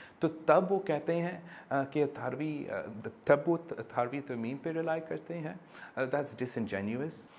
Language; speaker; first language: Urdu; non-native, local second language; English